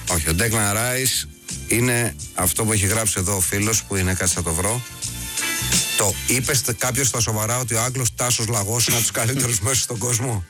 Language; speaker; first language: Greek; native; Greek